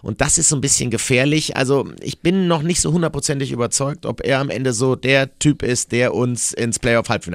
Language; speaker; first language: German; native; German